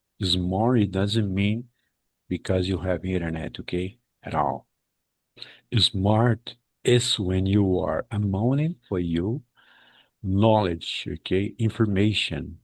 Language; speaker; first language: English; non-native, fluent; Portuguese